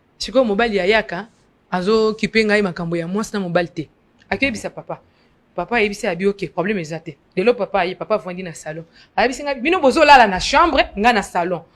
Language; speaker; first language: Lingala; non-native, local second language; Luba-Lulua